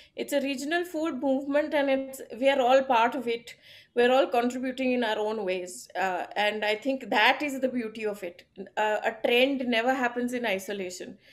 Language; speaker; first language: English; non-native, local second language; Gujarati